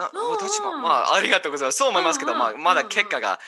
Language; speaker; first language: Japanese; non-native, learner; English